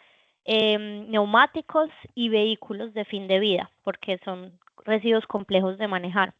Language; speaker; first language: Spanish; native; Spanish